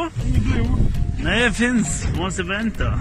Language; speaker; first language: Swedish; non-native, learner; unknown